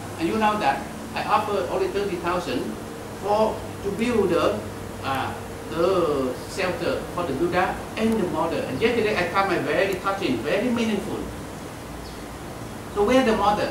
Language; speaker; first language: English; non-native, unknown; Vietnamese